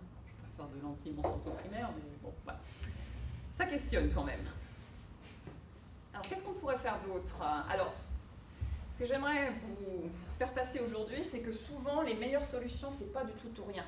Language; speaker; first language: French; native; French